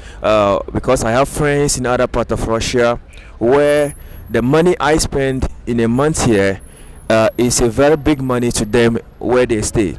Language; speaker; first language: English; native; English